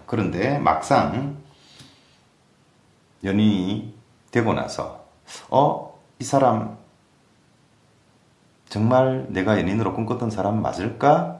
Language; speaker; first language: Korean; native; Korean